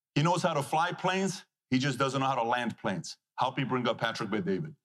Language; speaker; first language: English; non-native, fluent; Persian